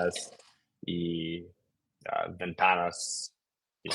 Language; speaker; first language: Spanish; non-native, learner; English